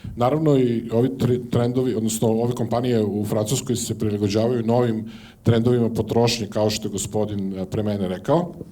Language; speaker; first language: Serbian; native; Serbian